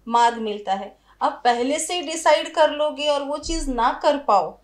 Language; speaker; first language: Hindi; native; Hindi